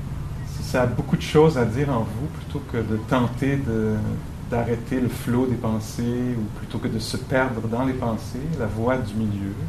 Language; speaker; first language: French; native; French